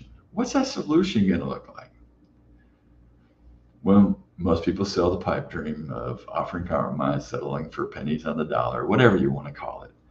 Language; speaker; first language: English; native; English